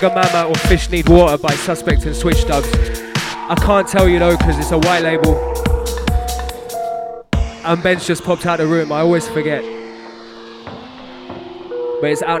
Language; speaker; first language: English; native; English